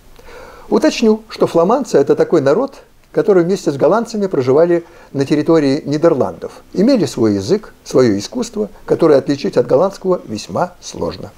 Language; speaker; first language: Russian; native; Russian